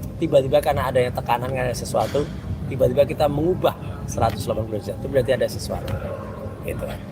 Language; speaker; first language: Indonesian; native; Indonesian